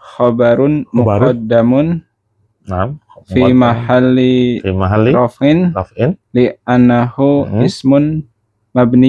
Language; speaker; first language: Arabic; non-native, learner; Indonesian